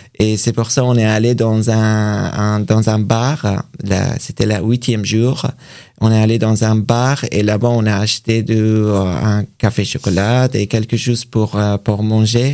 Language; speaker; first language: French; non-native, learner; Persian